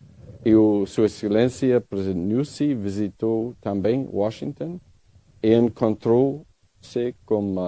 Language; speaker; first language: Portuguese; non-native, learner; English